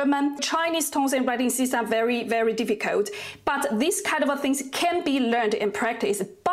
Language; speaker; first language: English; non-native, fluent; Chinese